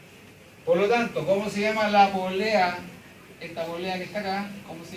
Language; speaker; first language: Spanish; native; Spanish